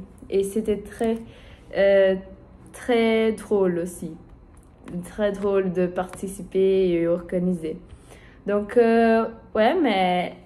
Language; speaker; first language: French; non-native, learner; Portuguese